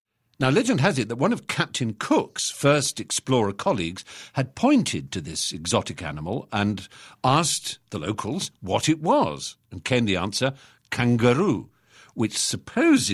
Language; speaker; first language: English; native; English